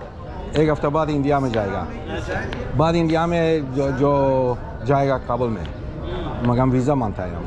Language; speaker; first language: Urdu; non-native, learner; Persian